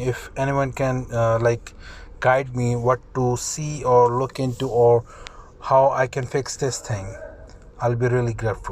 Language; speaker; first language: English; non-native, fluent; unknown